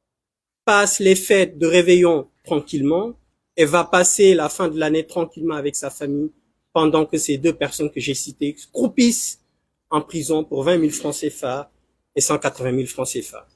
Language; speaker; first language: French; non-native, local second language; Wolof